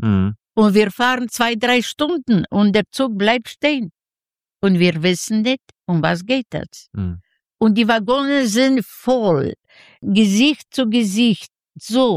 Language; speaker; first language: German; non-native, fluent; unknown